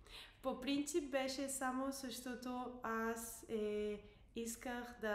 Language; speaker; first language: Bulgarian; non-native, learner; English